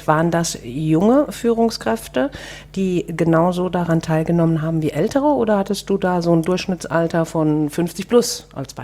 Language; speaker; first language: German; native; German